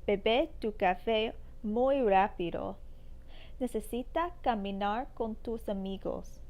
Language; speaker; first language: Spanish; non-native, learner; English